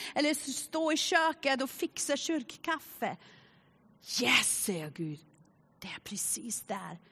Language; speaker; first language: Swedish; non-native, fluent; German